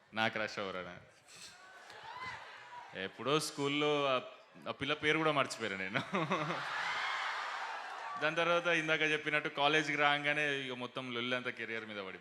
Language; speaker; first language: Telugu; native; Telugu